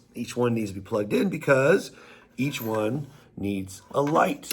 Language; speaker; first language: English; native; English